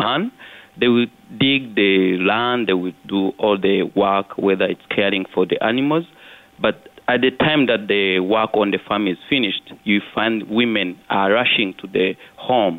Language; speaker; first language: English; non-native, local second language; Kinyarwanda